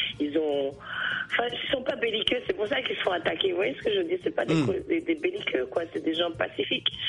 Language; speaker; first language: French; native; French